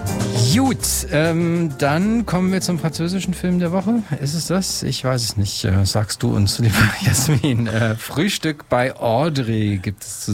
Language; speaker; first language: German; native; German